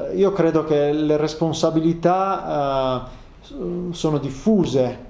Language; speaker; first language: Italian; native; Italian